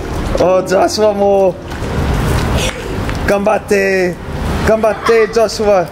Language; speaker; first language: Japanese; non-native, learner; English